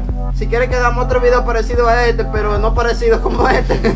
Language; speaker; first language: Spanish; native; Spanish